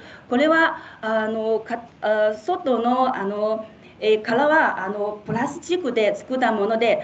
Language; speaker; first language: Japanese; non-native, fluent; Chinese